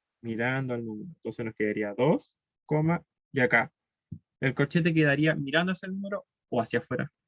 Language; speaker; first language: Spanish; native; Spanish